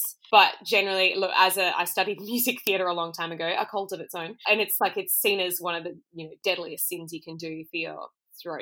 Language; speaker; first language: English; native; English